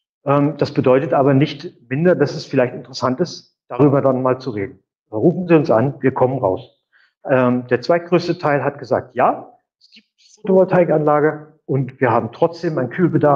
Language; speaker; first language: German; native; German